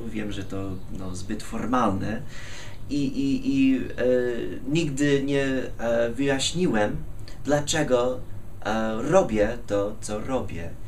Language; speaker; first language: Polish; non-native, fluent; English